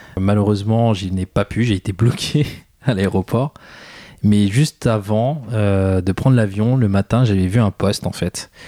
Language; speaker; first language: French; early bilingual, other home language; Khmer